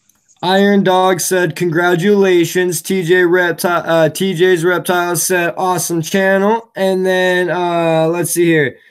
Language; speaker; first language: English; native; English